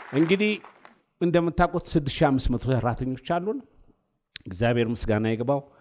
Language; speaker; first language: Amharic; native; Amharic